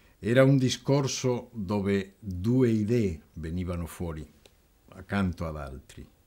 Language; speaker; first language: Italian; non-native, fluent; Spanish